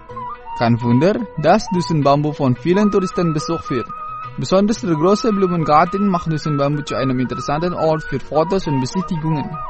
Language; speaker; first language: German; non-native, fluent; Indonesian